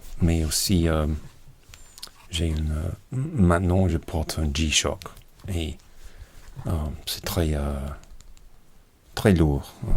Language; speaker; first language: French; non-native, learner; English